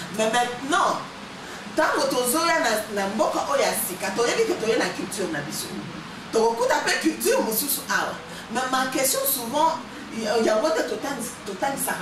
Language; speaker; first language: French; non-native, local second language; Lingala